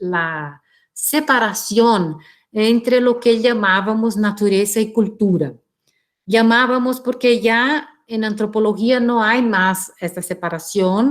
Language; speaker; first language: Spanish; non-native, fluent; Portuguese